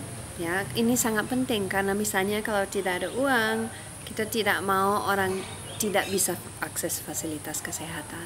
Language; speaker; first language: Indonesian; non-native, fluent; English